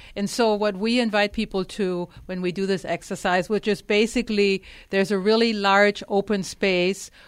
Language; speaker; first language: English; non-native, fluent; German